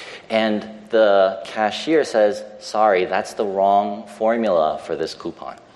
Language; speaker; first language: English; early bilingual, other home language; Chinese